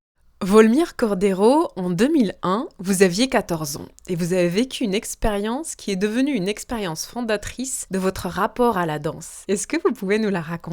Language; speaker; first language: French; native; French